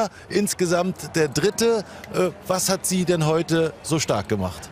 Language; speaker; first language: German; native; German